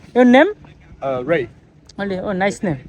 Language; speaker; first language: English; non-native, learner; Bangla